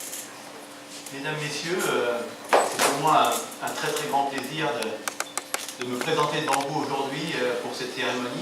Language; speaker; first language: French; native; French